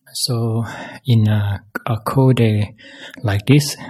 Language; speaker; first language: English; non-native, fluent; Thai